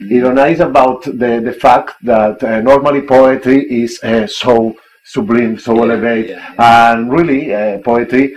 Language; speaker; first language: English; non-native, learner; Italian